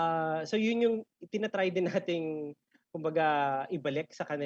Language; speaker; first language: Filipino; native; Filipino